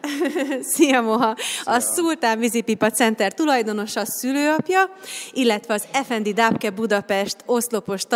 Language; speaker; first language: Hungarian; native; Hungarian